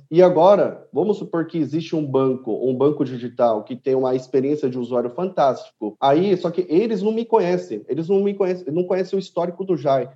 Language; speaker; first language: Portuguese; early bilingual, other home language; Korean